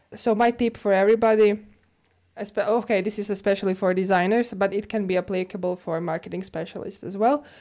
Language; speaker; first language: English; non-native, fluent; Croatian